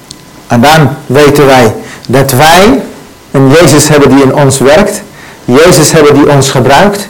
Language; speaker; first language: Dutch; non-native, learner; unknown